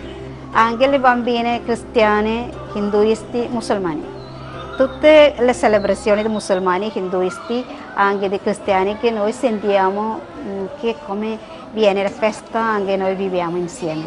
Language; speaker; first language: Italian; non-native, learner; Malayalam